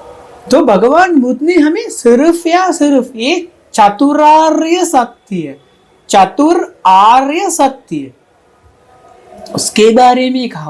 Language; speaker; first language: Hindi; non-native, fluent; Sinhala